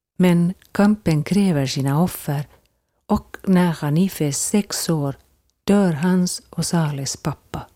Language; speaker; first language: Swedish; native; Swedish